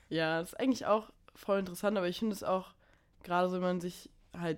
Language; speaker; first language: German; native; German